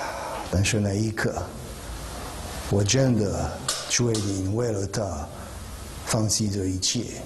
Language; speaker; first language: Chinese; non-native, fluent; French